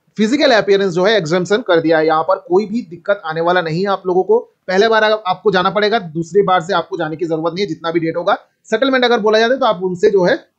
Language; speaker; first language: Hindi; native; Hindi